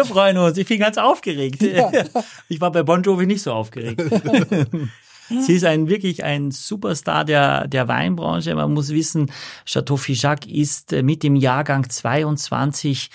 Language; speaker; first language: German; native; German